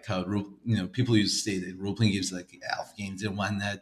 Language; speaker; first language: English; early bilingual, other home language; Korean